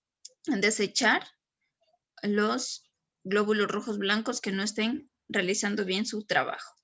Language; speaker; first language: Spanish; native; Spanish